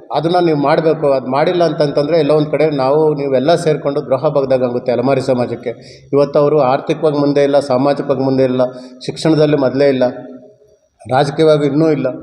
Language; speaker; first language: Kannada; native; Kannada